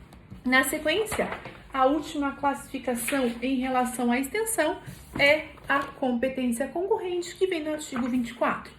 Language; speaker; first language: Portuguese; native; Portuguese